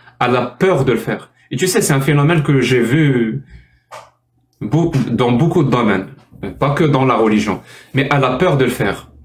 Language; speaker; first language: French; non-native, local second language; Arabic